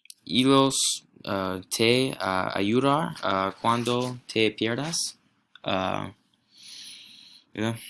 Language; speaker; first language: Spanish; non-native, learner; English